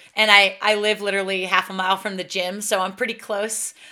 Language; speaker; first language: English; native; English